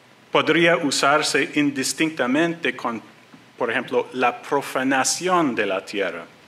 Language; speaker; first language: Spanish; non-native, learner; English